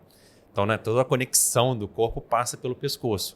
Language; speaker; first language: Portuguese; native; Portuguese